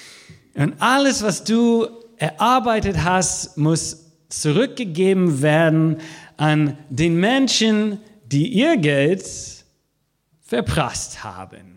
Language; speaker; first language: German; non-native, fluent; English